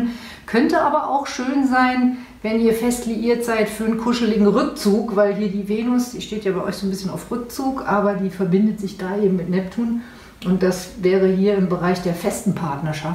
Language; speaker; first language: German; native; German